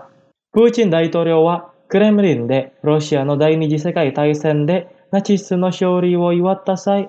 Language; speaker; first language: Japanese; non-native, fluent; Indonesian